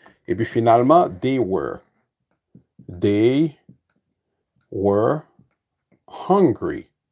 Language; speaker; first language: English; non-native, fluent; Haitian Creole